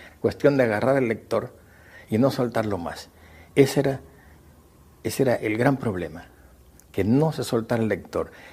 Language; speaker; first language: Spanish; native; Spanish